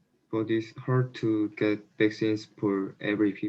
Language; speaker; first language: English; non-native, learner; Korean